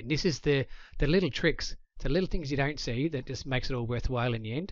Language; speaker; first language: English; native; English